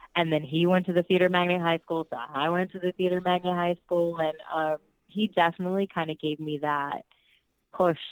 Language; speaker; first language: English; early bilingual, other home language; Spanish